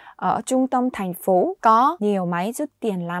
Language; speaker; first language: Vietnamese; non-native, fluent; Korean